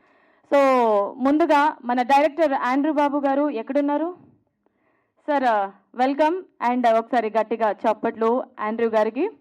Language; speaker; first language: Telugu; native; Telugu